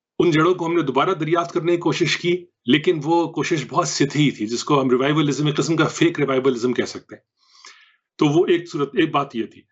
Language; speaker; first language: Urdu; native; Urdu